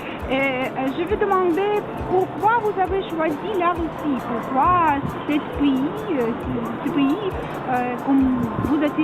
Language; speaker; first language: French; non-native, learner; Russian